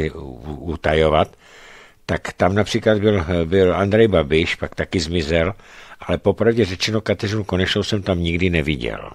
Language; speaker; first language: Czech; native; Czech